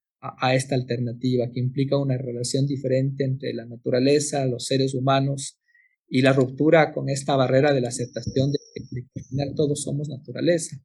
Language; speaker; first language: Spanish; native; Spanish